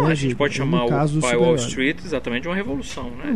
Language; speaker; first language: Portuguese; native; Portuguese